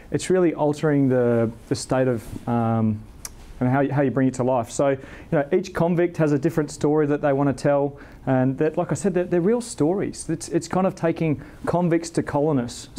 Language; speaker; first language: English; native; English